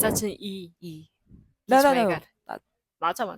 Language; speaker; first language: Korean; non-native, fluent; Mongolian